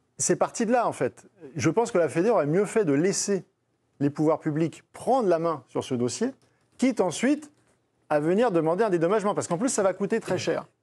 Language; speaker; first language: French; native; French